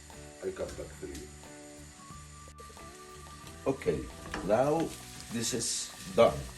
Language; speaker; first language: English; non-native, learner; Arabic